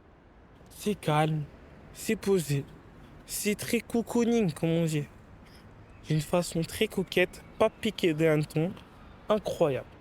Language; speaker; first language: French; native; French